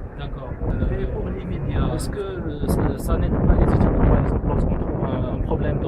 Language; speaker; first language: French; non-native, local second language; Arabic